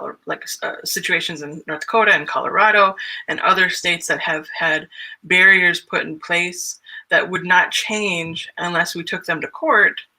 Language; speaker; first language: English; native; English